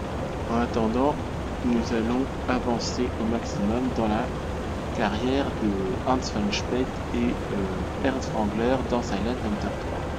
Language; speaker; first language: French; native; French